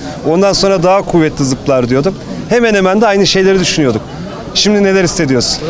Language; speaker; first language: Turkish; native; Turkish